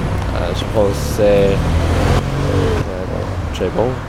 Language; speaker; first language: French; non-native, learner; English